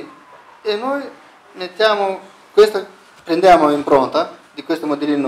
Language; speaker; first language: Italian; non-native, learner; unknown